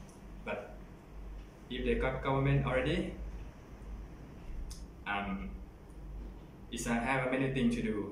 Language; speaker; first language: English; non-native, learner; Thai